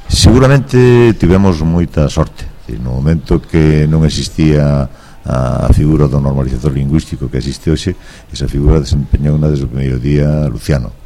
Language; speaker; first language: Galician; native; Galician